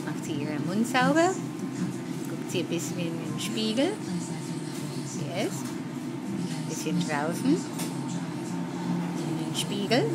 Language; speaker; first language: German; non-native, learner; English